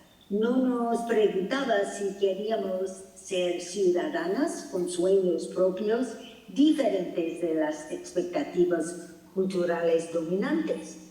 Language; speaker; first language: Spanish; non-native, fluent; English